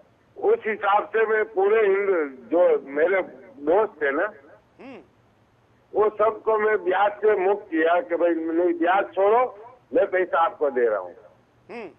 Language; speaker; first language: Hindi; non-native, local second language; Gujarati